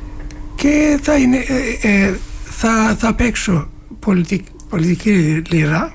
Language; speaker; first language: Greek; non-native, learner; Turkish